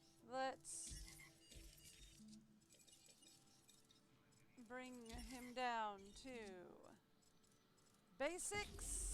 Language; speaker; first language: English; native; English